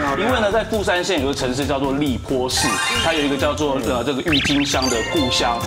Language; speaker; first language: Chinese; non-native, fluent; Japanese